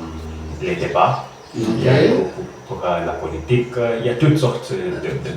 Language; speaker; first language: French; non-native, learner; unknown